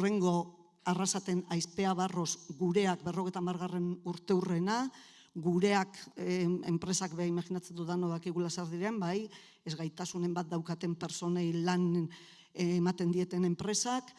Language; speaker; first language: Basque; native; Basque